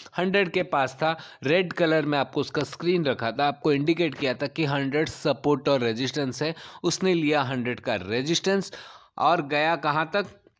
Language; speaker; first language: Hindi; native; Hindi